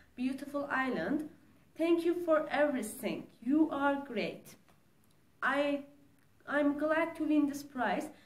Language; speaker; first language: English; non-native, fluent; Persian